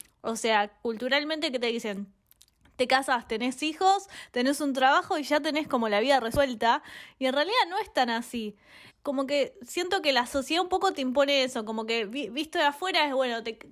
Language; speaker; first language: Spanish; native; Spanish